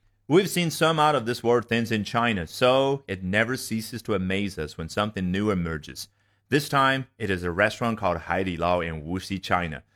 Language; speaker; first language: English; non-native, fluent; Chinese